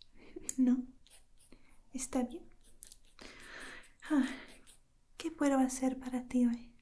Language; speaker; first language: Spanish; non-native, learner; English